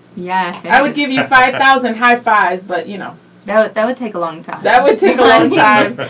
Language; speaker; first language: English; native; English